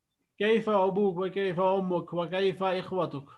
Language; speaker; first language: Arabic; non-native, fluent; Urdu